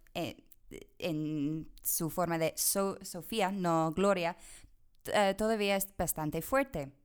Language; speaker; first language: Spanish; non-native, fluent; English